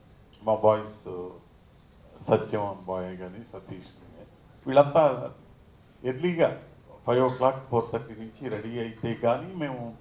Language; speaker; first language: Telugu; native; Telugu